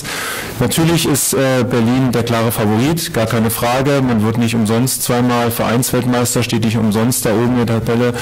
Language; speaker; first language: German; native; German